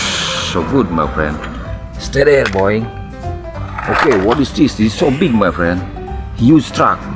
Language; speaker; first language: English; non-native, learner; Indonesian